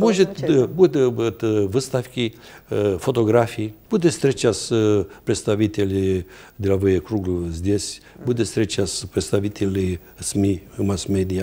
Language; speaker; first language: Russian; non-native, fluent; Romanian